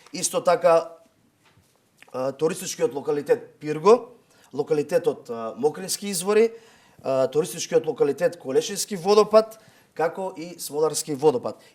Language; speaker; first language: Macedonian; native; Macedonian